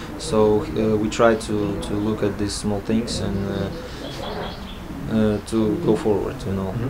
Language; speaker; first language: English; non-native, learner; Latvian